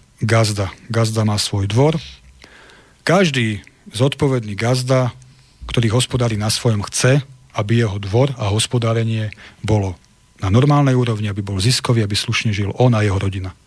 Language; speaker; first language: Slovak; native; Slovak